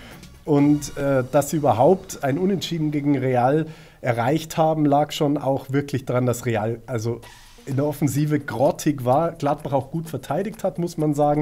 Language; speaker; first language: German; native; German